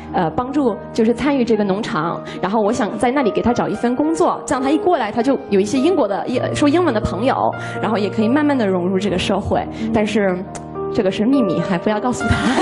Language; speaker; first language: Chinese; non-native, fluent; English